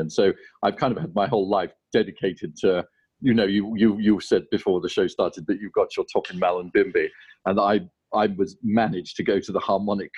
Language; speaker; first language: English; native; English